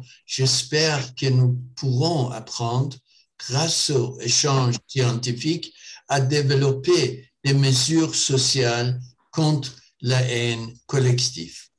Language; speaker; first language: French; non-native, fluent; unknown